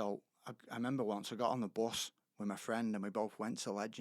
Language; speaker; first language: English; native; English